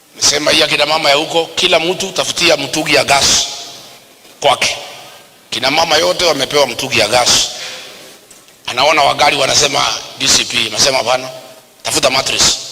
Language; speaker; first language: Swahili; non-native, local second language; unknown